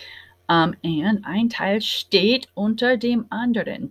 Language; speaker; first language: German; non-native, fluent; English